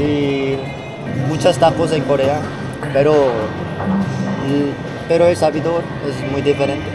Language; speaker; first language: Spanish; non-native, learner; Korean